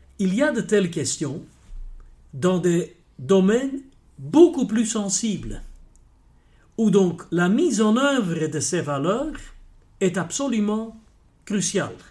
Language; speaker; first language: French; non-native, local second language; Dutch